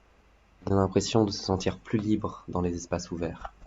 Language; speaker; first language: French; native; French